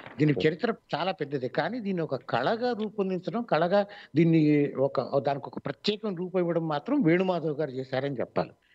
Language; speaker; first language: Telugu; native; Telugu